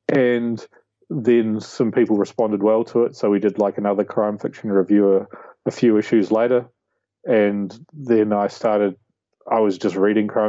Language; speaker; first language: English; native; English